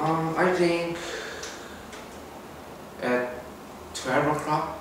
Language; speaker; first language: English; non-native, learner; Korean